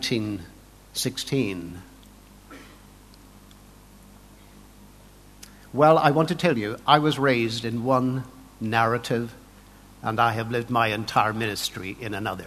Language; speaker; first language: English; native; English